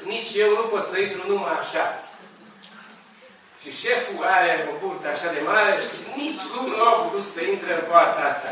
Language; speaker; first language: Romanian; non-native, learner; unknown